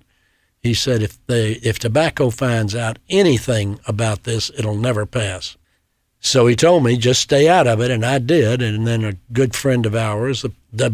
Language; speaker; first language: English; native; English